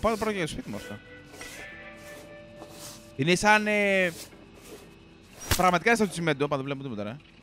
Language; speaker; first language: Greek; native; Greek